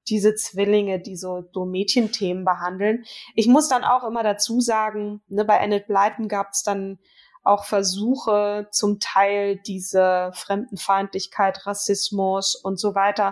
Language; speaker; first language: German; native; German